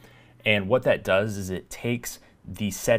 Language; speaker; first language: English; native; English